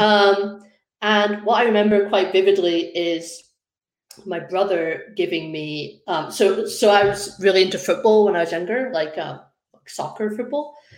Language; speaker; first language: English; native; English